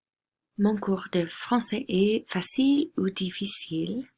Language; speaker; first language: French; non-native, fluent; English